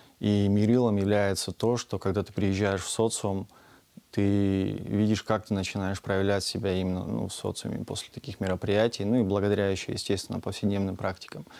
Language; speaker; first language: Russian; native; Russian